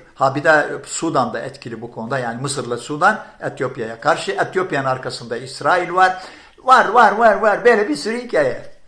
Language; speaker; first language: Turkish; non-native, fluent; Arabic